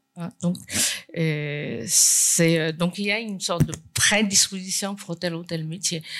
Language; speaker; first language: French; non-native, fluent; Chinese